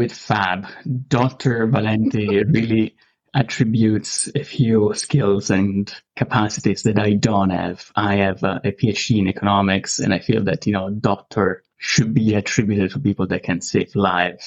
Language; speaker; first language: English; non-native, fluent; Italian